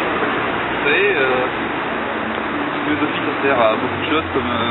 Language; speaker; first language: French; non-native, fluent; English